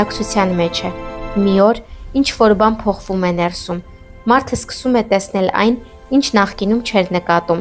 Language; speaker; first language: Armenian; native; Armenian